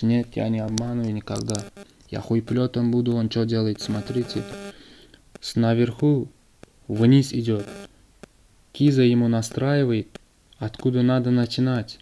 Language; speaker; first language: Russian; non-native, learner; Turkmen